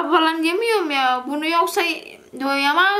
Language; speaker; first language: Turkish; non-native, learner; Indonesian